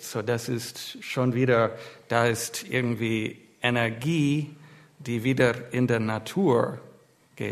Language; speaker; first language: German; non-native, fluent; English